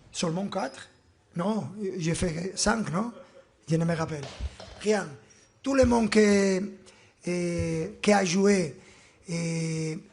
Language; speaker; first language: French; non-native, fluent; Spanish